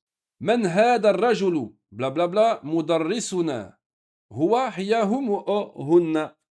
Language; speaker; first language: Arabic; non-native, fluent; French